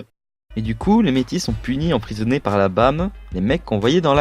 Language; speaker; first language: French; native; French